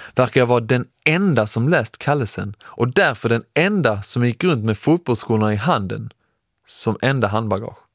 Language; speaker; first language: Swedish; early bilingual, other home language; Persian